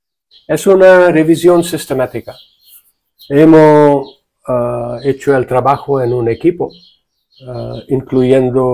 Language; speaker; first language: Spanish; non-native, fluent; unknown